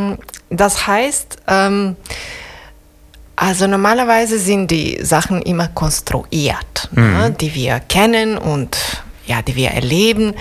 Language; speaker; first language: German; non-native, fluent; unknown